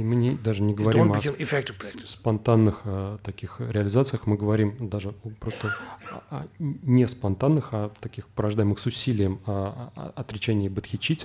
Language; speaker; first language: Russian; native; Russian